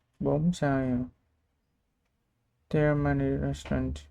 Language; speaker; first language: English; non-native, learner; Vietnamese